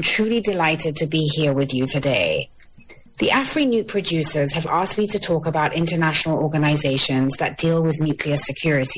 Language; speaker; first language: English; native; English